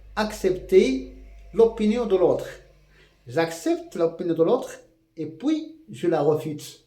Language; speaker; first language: French; non-native, local second language; Arabic